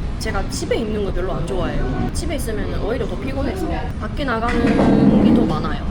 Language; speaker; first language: Korean; non-native, fluent; Japanese